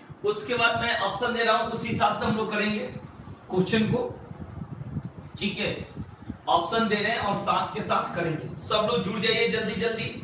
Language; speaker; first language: Hindi; native; Hindi